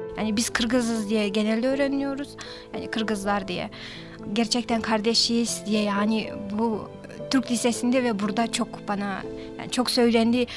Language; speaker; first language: Turkish; non-native, fluent; Kyrgyz